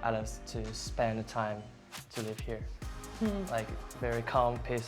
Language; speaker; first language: English; non-native, learner; Japanese